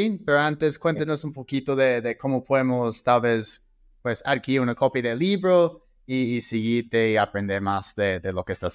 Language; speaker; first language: Spanish; non-native, fluent; English